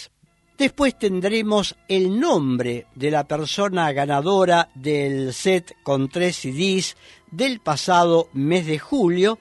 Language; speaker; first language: Spanish; native; Spanish